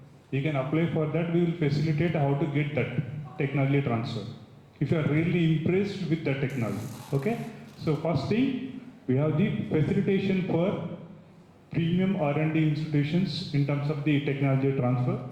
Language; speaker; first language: English; non-native, local second language; Telugu